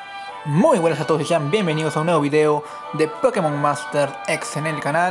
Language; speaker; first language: Spanish; native; Spanish